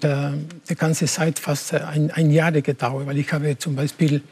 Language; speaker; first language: German; non-native, learner; Spanish